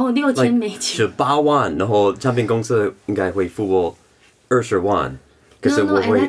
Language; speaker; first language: Chinese; non-native, learner; English